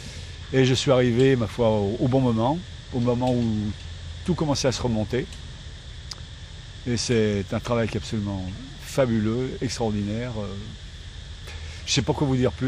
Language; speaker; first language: French; native; French